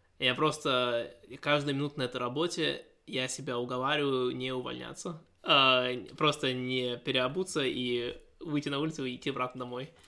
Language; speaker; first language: Russian; early bilingual, heritage; Russian